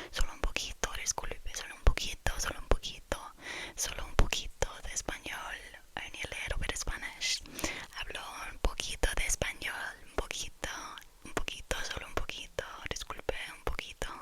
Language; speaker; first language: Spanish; non-native, learner; English